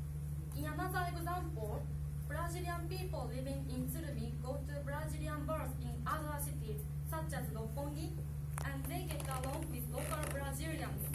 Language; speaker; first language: English; non-native, learner; Japanese